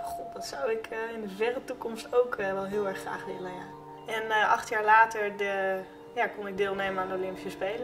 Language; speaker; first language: Dutch; native; Dutch